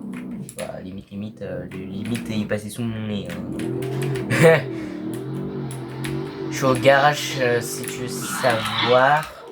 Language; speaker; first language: French; native; French